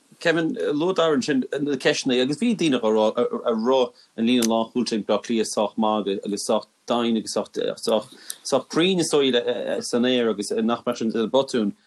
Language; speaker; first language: Irish; native; Irish